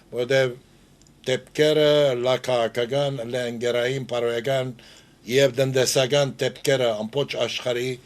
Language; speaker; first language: Armenian; early bilingual, heritage; Armenian